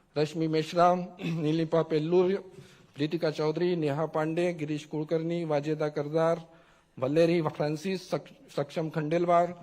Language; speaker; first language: Hindi; non-native, local second language; Marathi